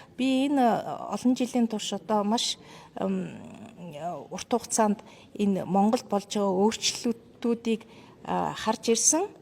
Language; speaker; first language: Mongolian; non-native, fluent; Russian